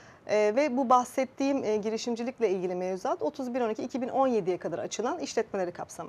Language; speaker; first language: Turkish; native; Turkish